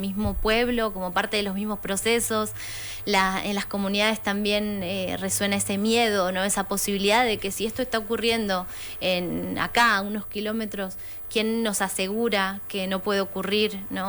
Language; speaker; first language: Spanish; native; Spanish